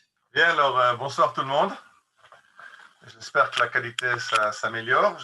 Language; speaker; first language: French; native; French